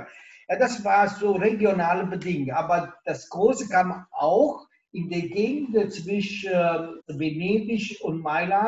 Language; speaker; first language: German; non-native, local second language; Italian